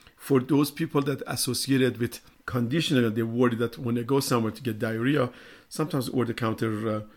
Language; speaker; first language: English; non-native, fluent; Persian